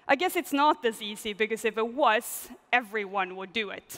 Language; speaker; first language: English; non-native, fluent; Swedish